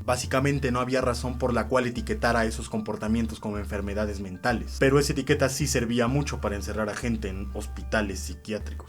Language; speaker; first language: Spanish; native; Spanish